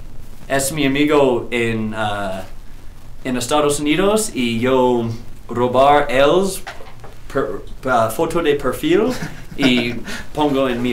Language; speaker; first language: Spanish; non-native, learner; English